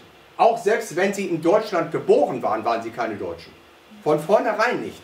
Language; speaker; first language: German; native; German